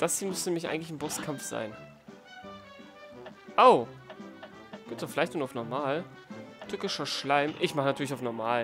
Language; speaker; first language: German; native; German